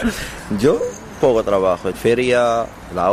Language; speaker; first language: Spanish; non-native, learner; Arabic